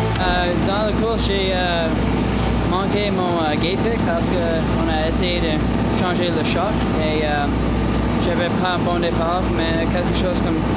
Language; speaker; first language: French; non-native, local second language; English